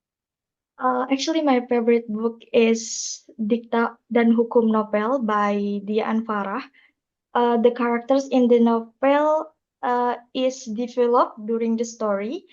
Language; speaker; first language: English; non-native, learner; Indonesian